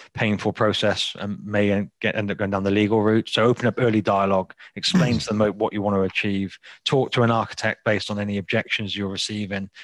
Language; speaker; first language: English; native; English